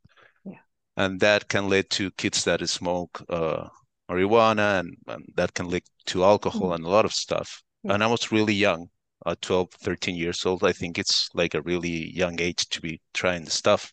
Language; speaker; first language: English; non-native, fluent; Spanish